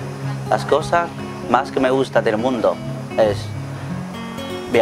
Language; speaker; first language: Spanish; non-native, learner; Chinese